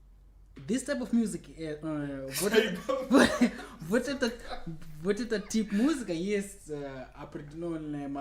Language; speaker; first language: Russian; non-native, learner; English